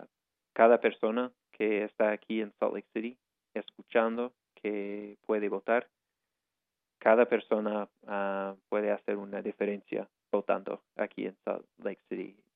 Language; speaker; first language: Spanish; non-native, fluent; English